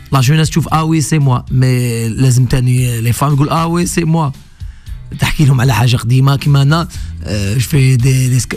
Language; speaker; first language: French; non-native, local second language; Arabic